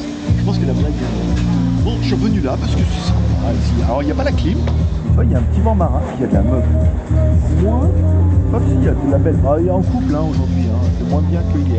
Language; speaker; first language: French; native; French